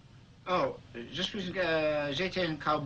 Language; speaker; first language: French; non-native, learner; English